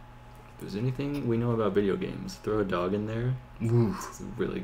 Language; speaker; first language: English; native; English